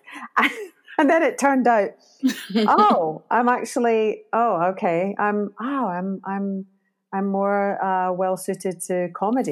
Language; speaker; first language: English; native; English